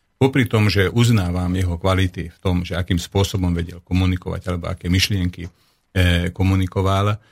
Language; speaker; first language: Slovak; non-native, local second language; Hungarian